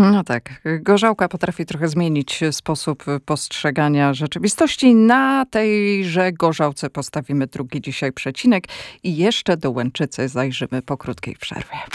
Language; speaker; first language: Polish; native; Polish